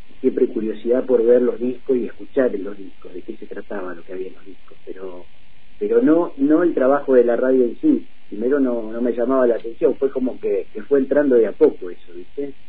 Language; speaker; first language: Spanish; native; Spanish